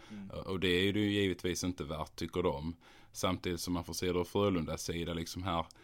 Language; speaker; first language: Swedish; native; Swedish